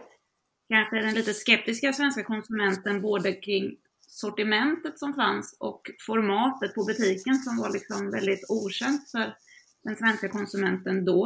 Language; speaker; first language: Swedish; native; Swedish